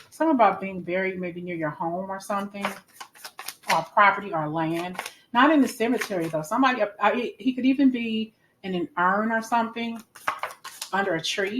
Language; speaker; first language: English; native; English